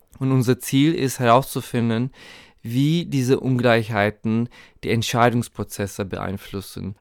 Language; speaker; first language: German; non-native, fluent; Turkish